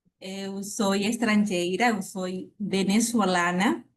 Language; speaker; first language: Portuguese; non-native, fluent; Spanish